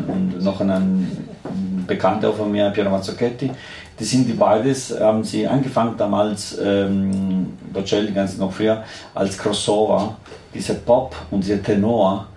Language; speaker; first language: German; non-native, fluent; Italian